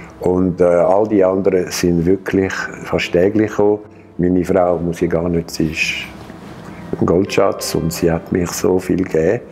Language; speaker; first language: German; non-native, local second language; French